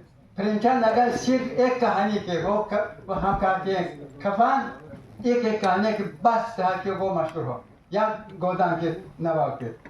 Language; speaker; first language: Hindi; non-native, fluent; Tajik